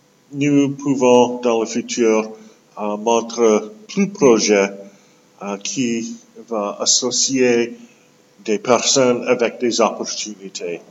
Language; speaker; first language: French; non-native, local second language; English